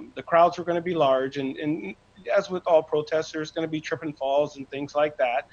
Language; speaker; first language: English; native; English